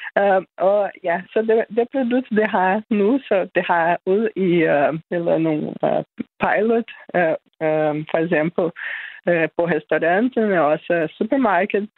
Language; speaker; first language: Danish; non-native, fluent; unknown